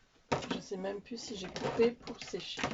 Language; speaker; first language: French; native; French